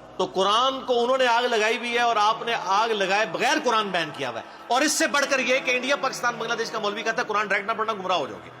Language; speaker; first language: Urdu; native; Urdu